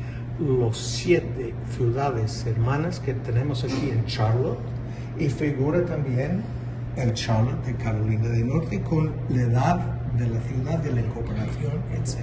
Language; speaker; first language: Spanish; non-native, fluent; English